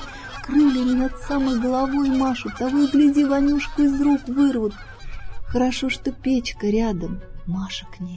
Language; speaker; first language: Russian; native; Russian